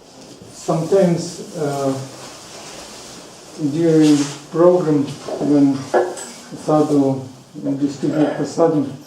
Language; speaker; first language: English; non-native, learner; Russian